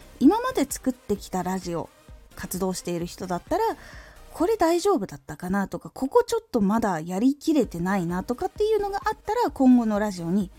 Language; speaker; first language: Japanese; native; Japanese